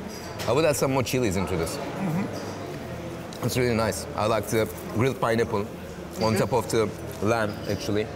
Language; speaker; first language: English; non-native, fluent; Turkish